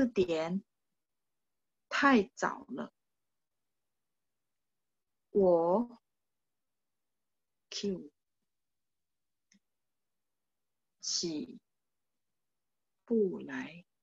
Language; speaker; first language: Chinese; non-native, fluent; Indonesian